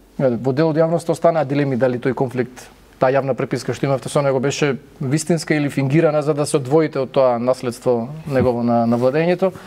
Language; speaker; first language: Macedonian; native; Macedonian